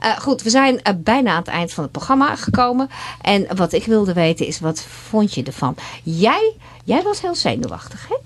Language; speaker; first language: Dutch; native; Dutch